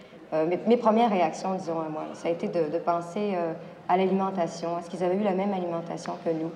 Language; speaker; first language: French; native; French